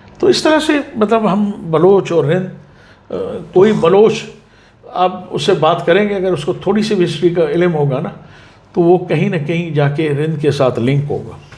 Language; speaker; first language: Urdu; non-native, local second language; Baluchi